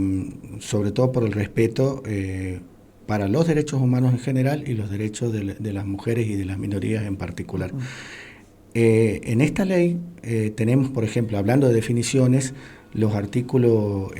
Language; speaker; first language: Spanish; native; Spanish